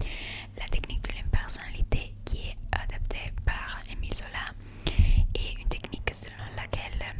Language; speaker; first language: French; non-native, learner; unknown